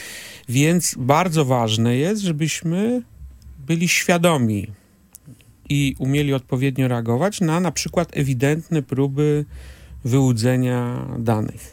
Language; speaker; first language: Polish; native; Polish